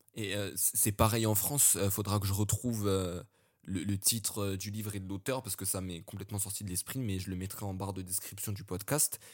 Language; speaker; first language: French; early bilingual, other home language; Arabic